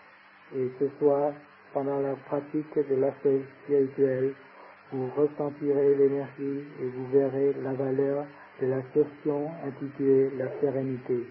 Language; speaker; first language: French; non-native, fluent; Vietnamese